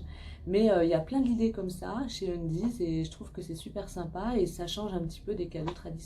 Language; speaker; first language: French; native; French